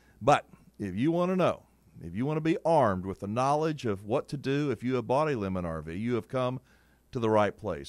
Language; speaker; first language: English; native; English